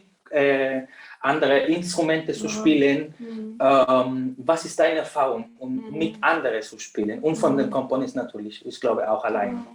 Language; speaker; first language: German; non-native, fluent; Spanish